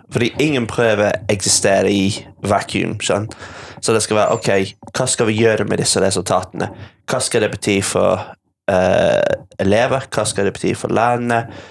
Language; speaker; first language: Norwegian; non-native, fluent; English